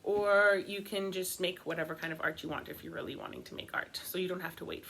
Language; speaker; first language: English; native; English